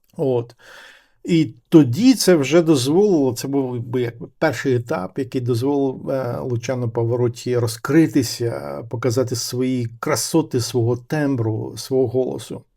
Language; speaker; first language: Ukrainian; native; Ukrainian